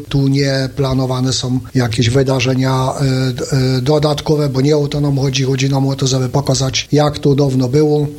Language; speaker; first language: Polish; native; Polish